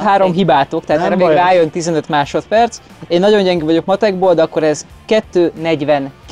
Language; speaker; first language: Hungarian; native; Hungarian